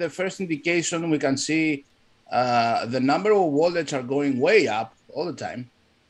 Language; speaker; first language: English; non-native, fluent; Greek